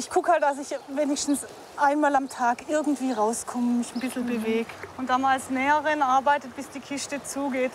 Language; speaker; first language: German; native; German